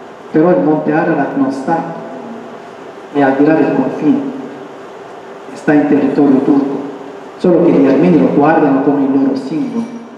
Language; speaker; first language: Italian; non-native, fluent; Armenian